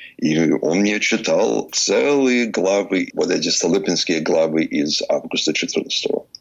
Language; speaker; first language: Russian; early bilingual, heritage; English